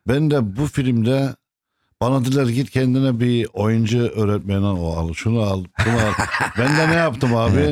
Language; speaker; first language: Turkish; non-native, fluent; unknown